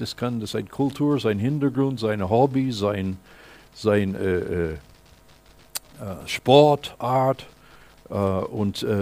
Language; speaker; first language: German; non-native, fluent; English